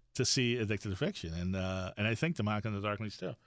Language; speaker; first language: English; native; English